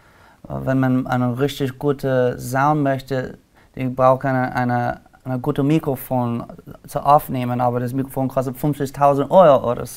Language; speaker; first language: German; non-native, learner; English